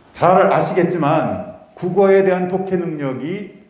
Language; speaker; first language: Korean; native; Korean